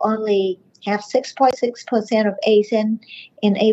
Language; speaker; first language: English; non-native, fluent; Vietnamese